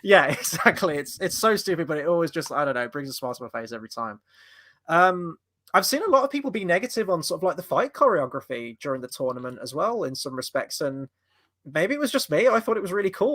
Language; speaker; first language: English; native; English